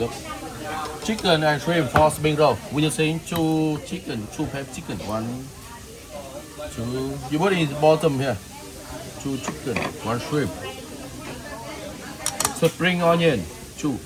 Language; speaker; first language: English; non-native, learner; Vietnamese